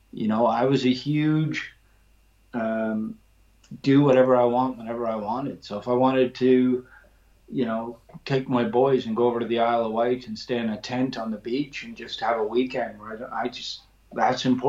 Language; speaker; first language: English; native; English